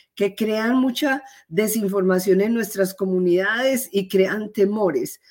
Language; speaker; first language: Spanish; native; Spanish